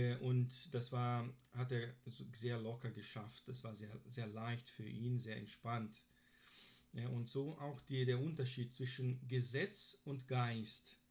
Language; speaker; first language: German; non-native, fluent; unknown